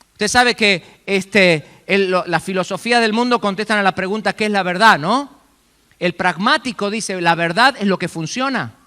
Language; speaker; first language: Spanish; native; Spanish